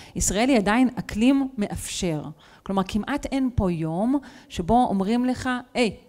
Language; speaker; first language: Hebrew; native; Hebrew